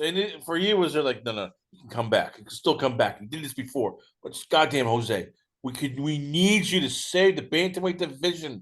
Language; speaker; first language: English; native; English